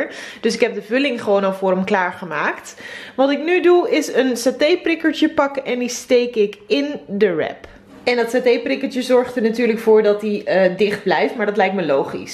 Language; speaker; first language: Dutch; native; Dutch